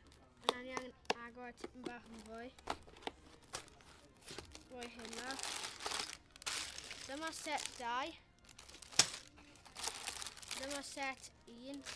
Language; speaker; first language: Welsh; non-native, local second language; English